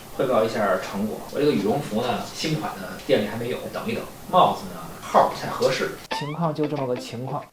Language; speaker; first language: Chinese; native; Chinese